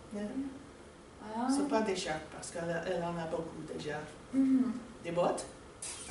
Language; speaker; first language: French; non-native, learner; English